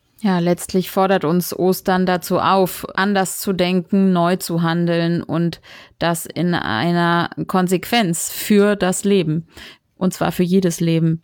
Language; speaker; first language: German; native; German